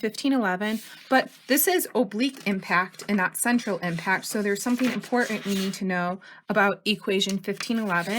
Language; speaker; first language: English; native; English